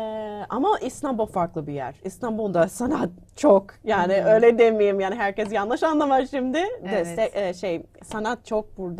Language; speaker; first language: Turkish; non-native, learner; English